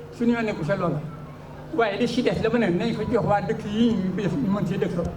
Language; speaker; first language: Wolof; native; Wolof